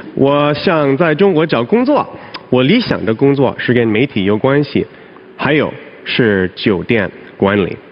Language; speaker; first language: Chinese; non-native, fluent; English